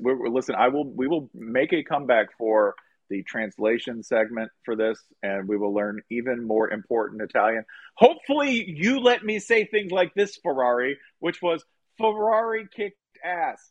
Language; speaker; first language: English; native; English